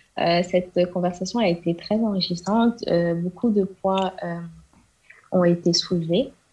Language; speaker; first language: French; non-native, local second language; Wolof